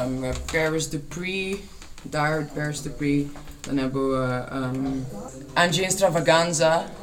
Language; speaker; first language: Dutch; non-native, local second language; Papiamento